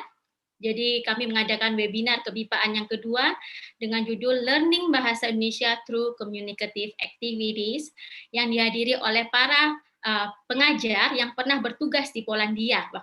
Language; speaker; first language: Indonesian; native; Indonesian